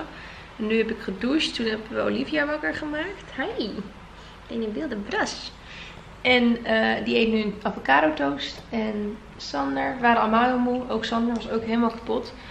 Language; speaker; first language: Dutch; native; Dutch